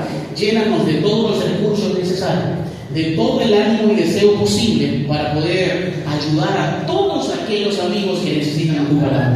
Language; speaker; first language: Spanish; native; Spanish